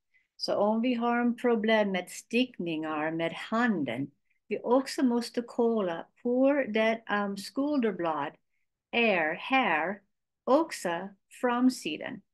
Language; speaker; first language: Swedish; non-native, learner; English